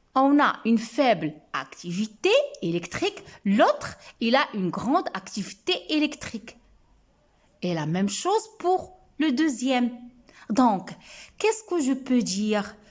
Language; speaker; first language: French; non-native, local second language; Arabic